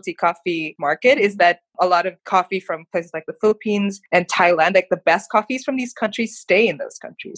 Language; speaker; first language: English; non-native, local second language; Filipino